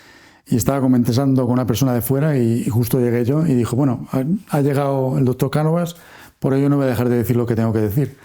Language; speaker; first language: Spanish; native; Spanish